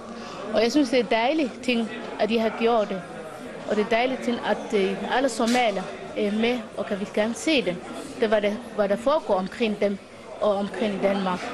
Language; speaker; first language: Danish; non-native, learner; Somali